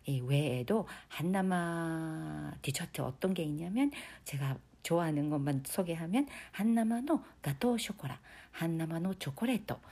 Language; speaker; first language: Korean; non-native, fluent; Japanese